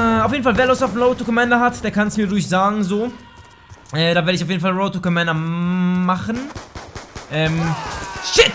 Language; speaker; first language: German; native; German